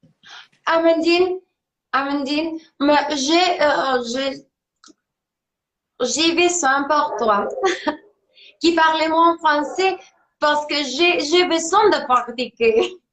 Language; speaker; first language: French; non-native, learner; Spanish